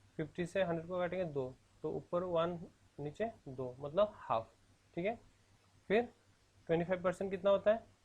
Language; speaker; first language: Hindi; non-native, local second language; Assamese